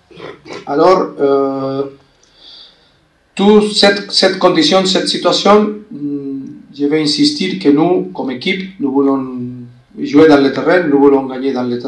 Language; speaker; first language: French; non-native, fluent; Spanish